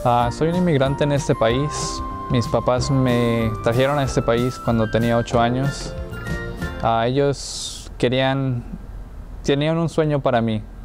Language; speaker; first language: Spanish; early bilingual, heritage; Spanish